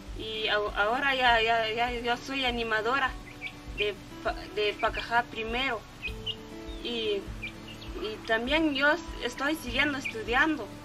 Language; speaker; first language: Spanish; non-native, local second language; Kʼicheʼ